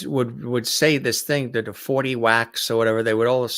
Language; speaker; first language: English; native; English